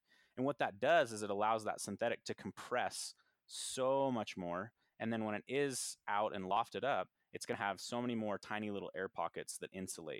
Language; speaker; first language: English; native; English